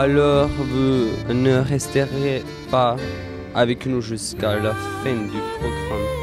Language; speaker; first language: French; non-native, learner; Bosnian